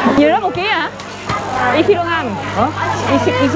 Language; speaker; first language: Korean; non-native, learner; Vietnamese